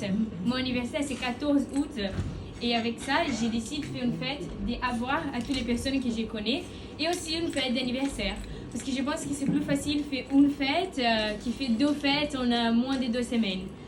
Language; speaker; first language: French; non-native, learner; Portuguese